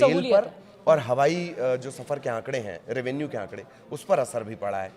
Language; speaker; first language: Hindi; native; Hindi